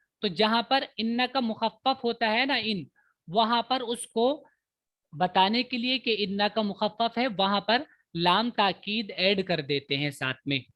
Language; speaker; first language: Urdu; native; Urdu